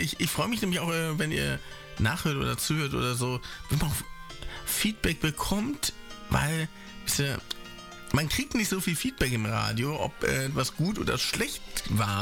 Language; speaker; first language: German; native; German